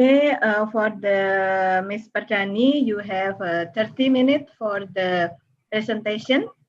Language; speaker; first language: English; non-native, learner; Indonesian